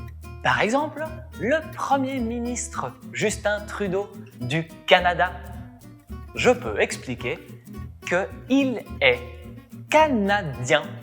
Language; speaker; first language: French; non-native, fluent; Spanish